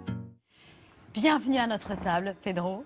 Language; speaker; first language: French; native; French